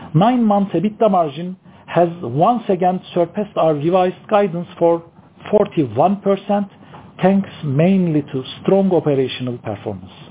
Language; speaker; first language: English; non-native, fluent; Turkish